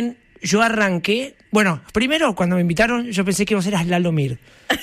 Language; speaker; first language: Spanish; native; Spanish